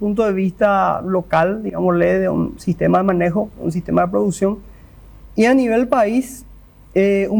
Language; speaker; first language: Spanish; native; Spanish